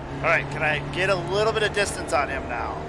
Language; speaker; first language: English; native; English